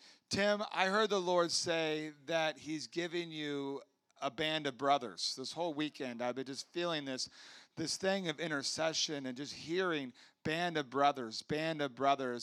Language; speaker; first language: English; native; English